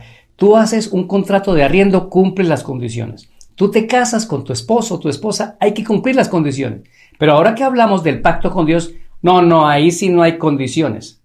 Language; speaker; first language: Spanish; native; Spanish